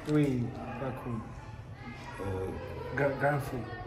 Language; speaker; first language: French; non-native, learner; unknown